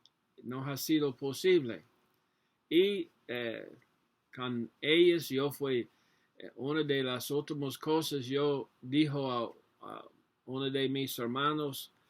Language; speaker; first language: Spanish; non-native, learner; English